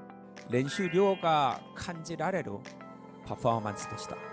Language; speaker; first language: Japanese; non-native, learner; Korean